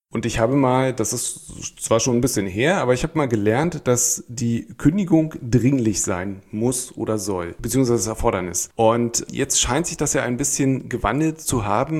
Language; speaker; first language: German; native; German